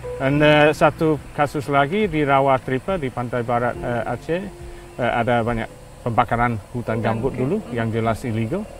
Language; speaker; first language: Indonesian; non-native, fluent; English